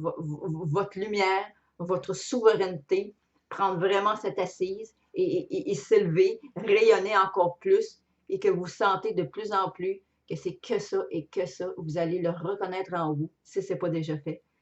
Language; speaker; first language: French; native; French